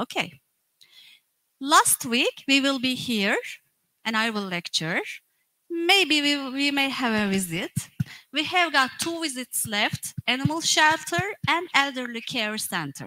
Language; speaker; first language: English; non-native, fluent; Turkish